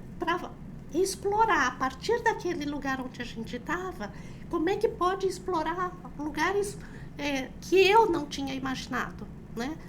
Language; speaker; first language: Portuguese; early bilingual, other home language; Chinese